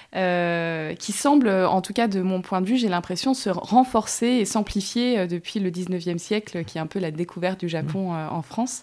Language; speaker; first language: French; native; French